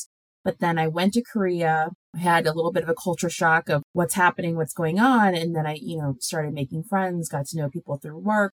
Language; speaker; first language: English; early bilingual, other home language; Korean